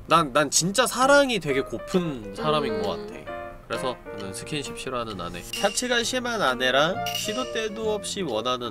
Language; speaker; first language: Korean; native; Korean